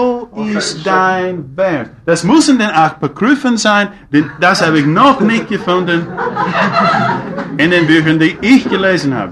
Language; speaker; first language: German; non-native, fluent; English